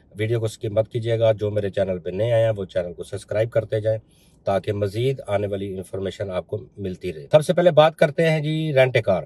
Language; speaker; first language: Urdu; non-native, local second language; Punjabi